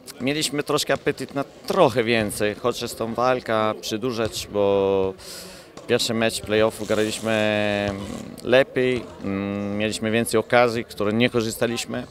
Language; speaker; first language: Polish; non-native, learner; Italian